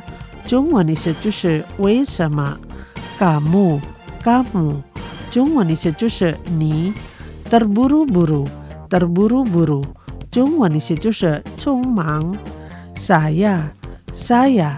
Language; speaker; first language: Chinese; non-native, fluent; Indonesian